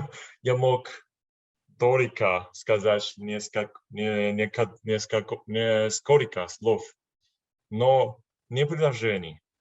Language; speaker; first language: Russian; non-native, learner; Chinese